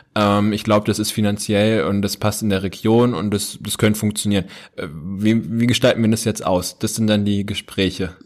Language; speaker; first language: German; native; German